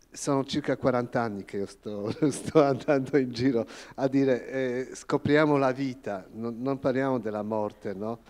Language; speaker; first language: Italian; non-native, fluent; Polish